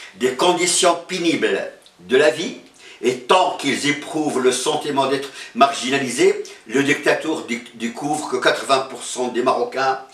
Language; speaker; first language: French; non-native, local second language; Arabic